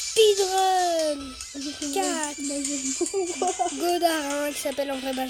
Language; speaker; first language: French; native; French